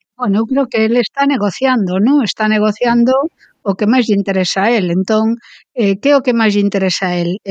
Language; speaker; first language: Galician; native; Galician